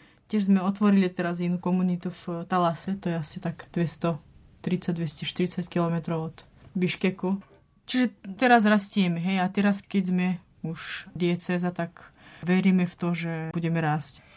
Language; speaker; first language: Slovak; non-native, fluent; Russian